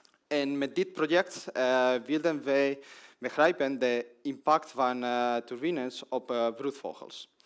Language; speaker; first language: Dutch; non-native, learner; Spanish